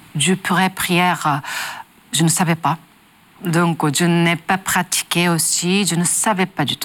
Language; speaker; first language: French; non-native, learner; Japanese